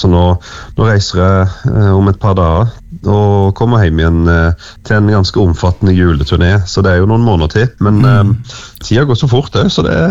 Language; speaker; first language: Norwegian; native; Norwegian